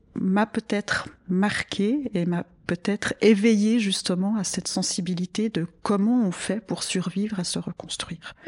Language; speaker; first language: French; native; French